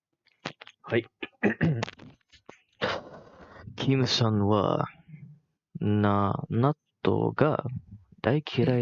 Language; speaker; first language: Japanese; non-native, learner; Malay